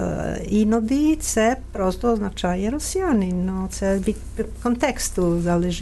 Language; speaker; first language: Ukrainian; non-native, fluent; Italian